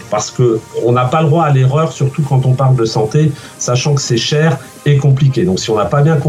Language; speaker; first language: French; native; French